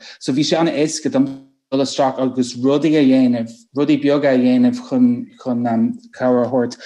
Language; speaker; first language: Irish; non-native, local second language; English